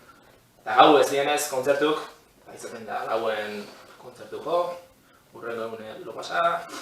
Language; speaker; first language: Basque; native; Basque